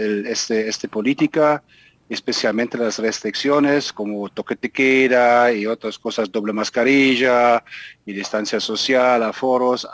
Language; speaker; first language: Spanish; non-native, fluent; German